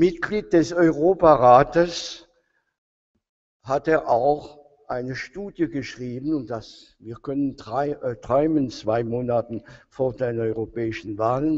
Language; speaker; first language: German; non-native, fluent; French